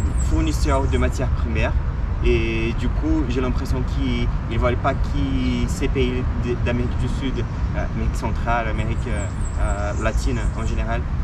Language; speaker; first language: French; non-native, fluent; Portuguese